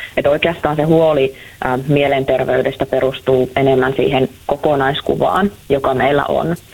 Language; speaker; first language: Finnish; native; Finnish